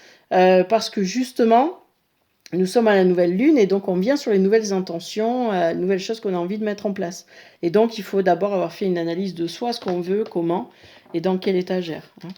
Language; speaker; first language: French; native; French